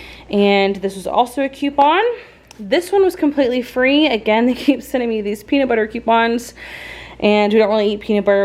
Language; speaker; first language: English; native; English